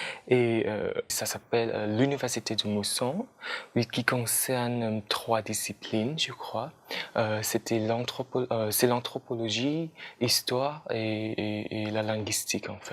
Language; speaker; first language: French; non-native, fluent; Khmer